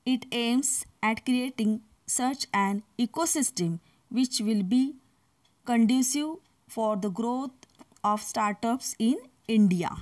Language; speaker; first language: English; non-native, local second language; Marathi